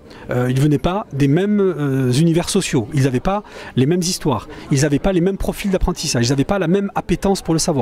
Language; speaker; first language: French; native; French